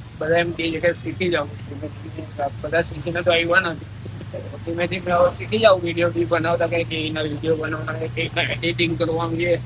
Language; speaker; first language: Gujarati; native; Gujarati